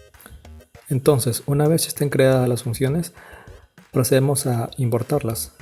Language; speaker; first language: Spanish; native; Spanish